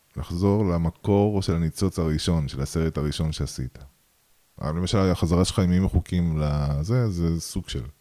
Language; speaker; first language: Hebrew; early bilingual, other home language; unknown